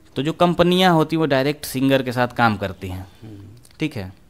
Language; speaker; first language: Hindi; native; Hindi